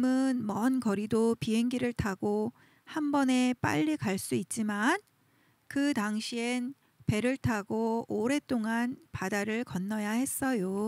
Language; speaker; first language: Korean; native; Korean